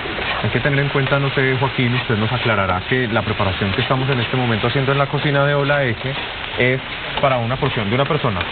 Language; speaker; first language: Spanish; native; Spanish